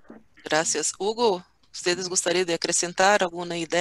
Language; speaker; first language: Spanish; non-native, learner; Portuguese